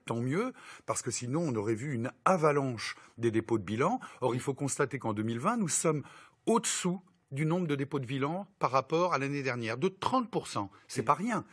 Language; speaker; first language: French; native; French